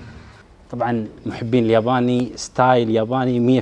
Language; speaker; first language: Arabic; native; Arabic